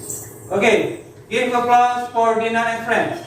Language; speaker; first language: English; non-native, learner; Indonesian